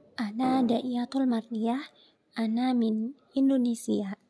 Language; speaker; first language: Arabic; non-native, learner; Indonesian